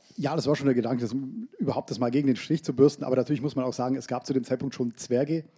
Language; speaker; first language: German; native; German